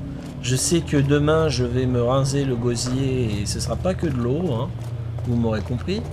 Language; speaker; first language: French; native; French